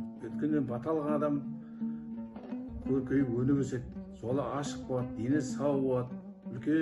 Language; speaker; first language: Kazakh; native; Kazakh